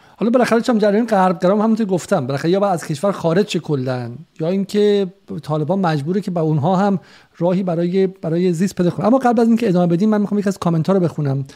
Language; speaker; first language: Persian; native; Persian